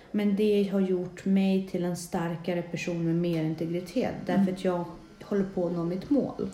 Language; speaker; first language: Swedish; early bilingual, other home language; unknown